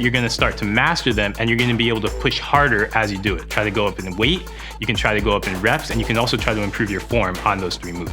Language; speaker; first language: English; native; English